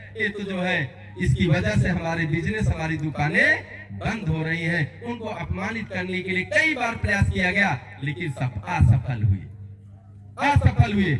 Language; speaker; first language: Hindi; native; Hindi